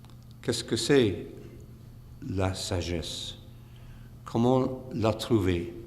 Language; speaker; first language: French; non-native, fluent; English